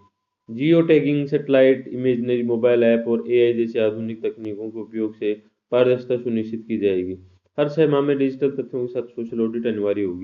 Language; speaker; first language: Hindi; native; Hindi